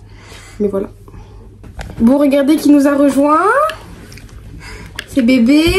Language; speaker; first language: French; native; French